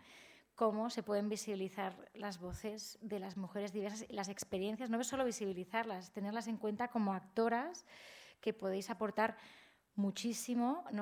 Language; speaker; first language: Spanish; native; Spanish